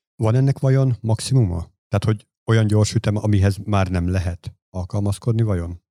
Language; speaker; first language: Hungarian; native; Hungarian